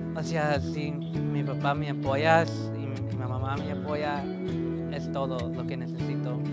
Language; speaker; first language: Spanish; early bilingual, heritage; Spanish